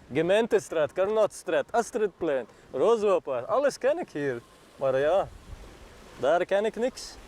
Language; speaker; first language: Dutch; non-native, learner; Chechen